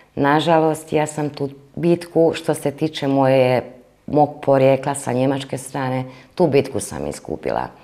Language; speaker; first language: Croatian; non-native, local second language; Hungarian